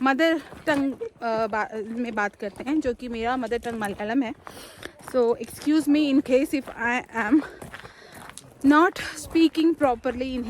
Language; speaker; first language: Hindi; non-native, local second language; Malayalam